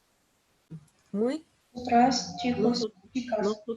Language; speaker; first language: Spanish; non-native, learner; Russian